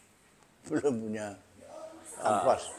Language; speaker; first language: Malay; non-native, local second language; Javanese